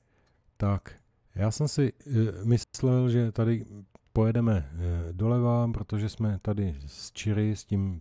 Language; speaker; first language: Czech; native; Czech